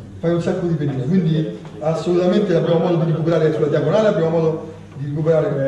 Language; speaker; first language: Italian; native; Italian